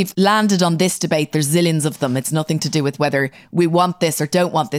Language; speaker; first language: English; native; English